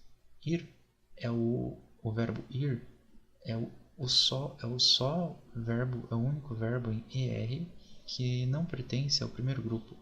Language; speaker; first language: Portuguese; non-native, fluent; French